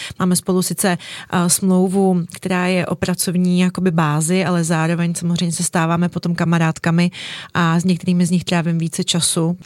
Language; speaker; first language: Czech; early bilingual, other home language; Russian